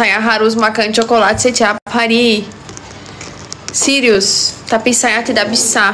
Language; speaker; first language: Indonesian; non-native, learner; Portuguese